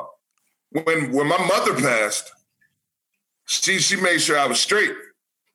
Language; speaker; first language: English; native; English